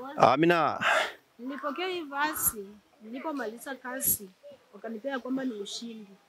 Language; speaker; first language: Swahili; non-native, local second language; Luyia